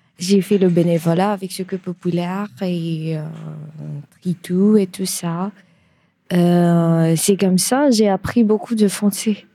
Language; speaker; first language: French; non-native, learner; Bangla